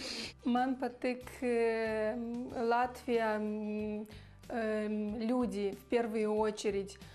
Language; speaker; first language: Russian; non-native, fluent; Romanian